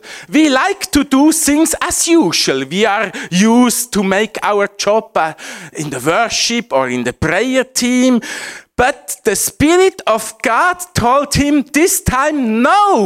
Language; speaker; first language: English; non-native, fluent; Swiss German